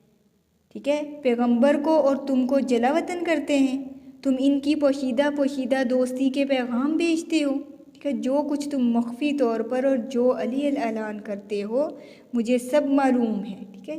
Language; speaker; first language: Urdu; native; Urdu